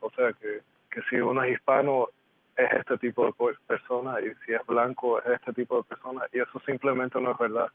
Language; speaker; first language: Spanish; early bilingual, heritage; Spanish